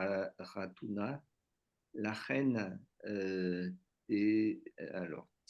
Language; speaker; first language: Hebrew; non-native, learner; French